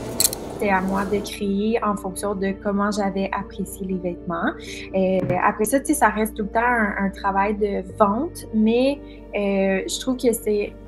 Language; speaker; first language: French; native; French